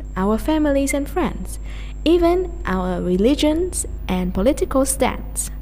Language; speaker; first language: English; non-native, fluent; Vietnamese